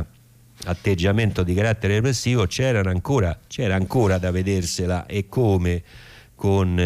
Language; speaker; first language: Italian; native; Italian